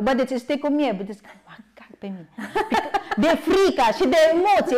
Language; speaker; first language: Romanian; non-native, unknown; Filipino